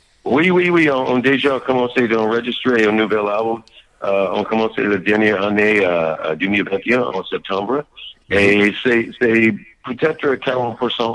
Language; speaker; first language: French; non-native, learner; English